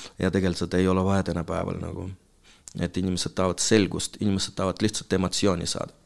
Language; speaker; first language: Estonian; non-native, local second language; Russian